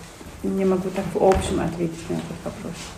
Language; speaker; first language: Russian; non-native, fluent; German